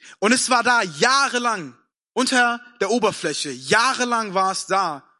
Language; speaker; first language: German; early bilingual, other home language; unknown